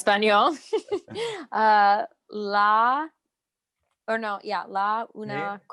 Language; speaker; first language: Spanish; non-native, learner; English